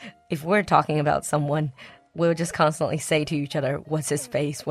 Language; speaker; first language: English; non-native, fluent; Chinese